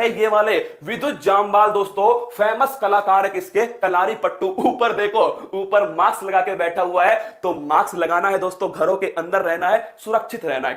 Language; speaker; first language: Hindi; native; Hindi